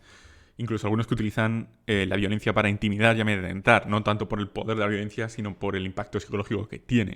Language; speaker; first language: Spanish; native; Spanish